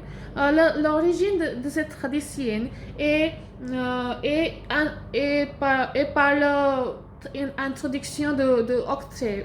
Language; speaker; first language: French; non-native, learner; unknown